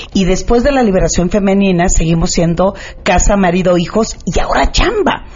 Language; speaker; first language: Spanish; native; Spanish